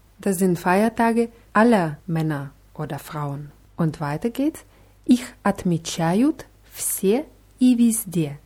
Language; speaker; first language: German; non-native, fluent; Russian